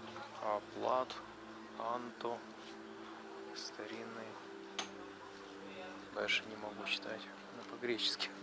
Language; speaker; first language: Russian; native; Russian